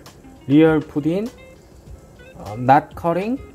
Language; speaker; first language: English; non-native, learner; Korean